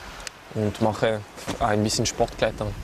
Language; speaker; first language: German; non-native, local second language; French